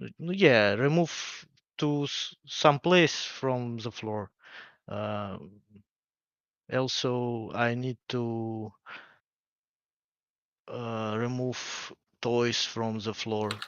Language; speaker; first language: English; non-native, learner; Russian